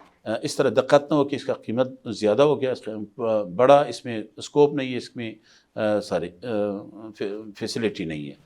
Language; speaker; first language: Hindi; non-native, fluent; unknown